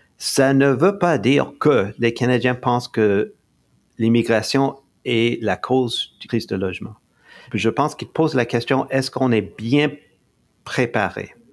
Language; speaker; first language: French; non-native, local second language; English